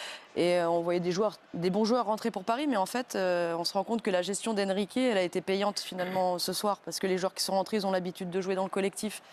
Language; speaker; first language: French; native; French